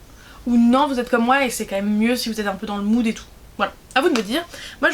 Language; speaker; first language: French; native; French